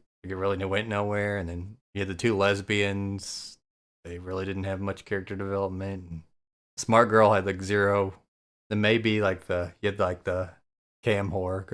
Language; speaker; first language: English; native; English